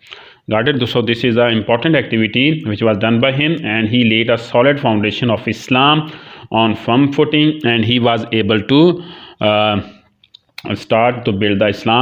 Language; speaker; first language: English; non-native, local second language; Urdu